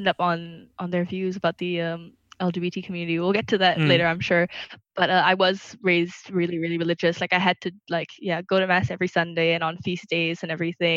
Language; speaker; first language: English; native; English